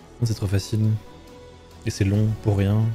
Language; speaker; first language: French; native; French